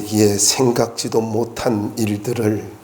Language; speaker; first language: Korean; native; Korean